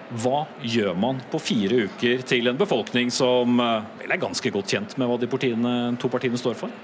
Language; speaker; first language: Norwegian; native; Norwegian